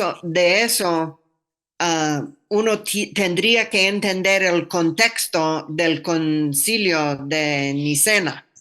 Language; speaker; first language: Spanish; non-native, fluent; English